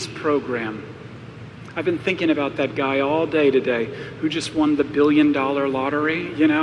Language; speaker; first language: English; native; English